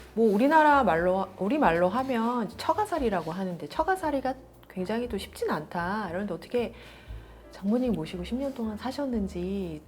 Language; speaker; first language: Korean; native; Korean